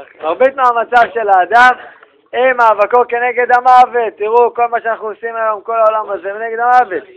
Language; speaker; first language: Hebrew; native; Hebrew